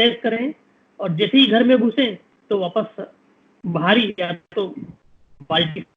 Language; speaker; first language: Hindi; native; Hindi